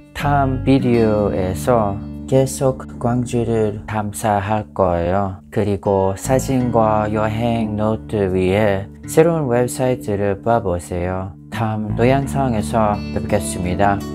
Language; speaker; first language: Korean; non-native, learner; English